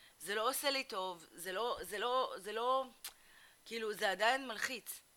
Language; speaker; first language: Hebrew; early bilingual, other home language; Russian